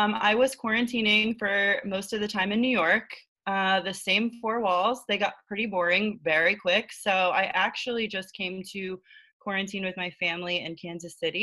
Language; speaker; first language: English; native; English